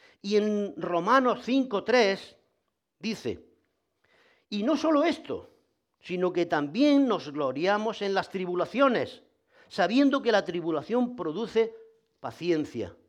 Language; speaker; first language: Spanish; native; Spanish